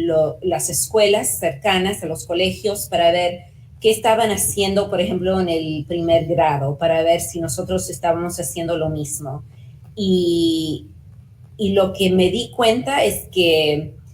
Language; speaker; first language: Spanish; early bilingual, heritage; Spanish